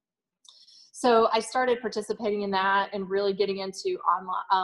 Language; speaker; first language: English; native; English